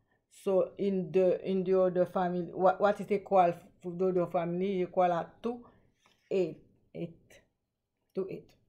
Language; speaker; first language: English; non-native, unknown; Haitian Creole